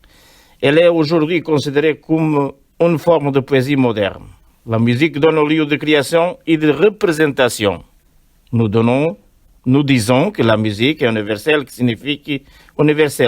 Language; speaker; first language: French; non-native, learner; Portuguese